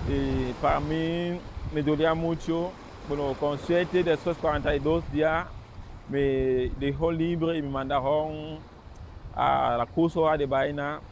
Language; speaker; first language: Spanish; non-native, fluent; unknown